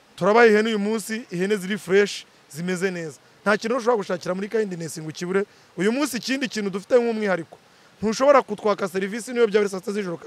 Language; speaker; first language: Kinyarwanda; native; Kinyarwanda